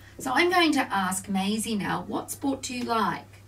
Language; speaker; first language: English; native; English